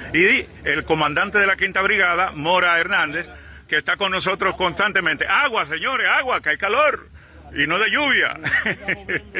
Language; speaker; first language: Spanish; native; Spanish